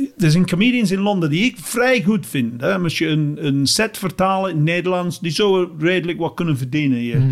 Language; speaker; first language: Dutch; non-native, fluent; English